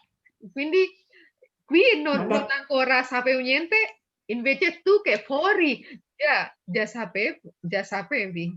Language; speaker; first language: Italian; non-native, fluent; Indonesian